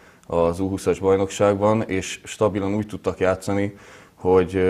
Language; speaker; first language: Hungarian; native; Hungarian